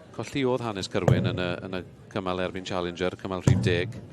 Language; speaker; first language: Welsh; native; Welsh